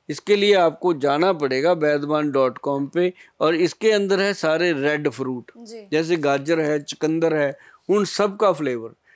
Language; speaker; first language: Hindi; native; Hindi